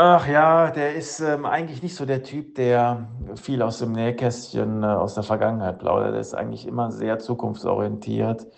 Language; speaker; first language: German; native; German